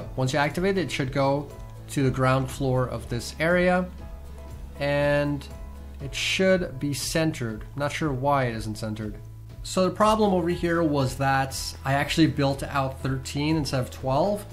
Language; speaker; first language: English; native; English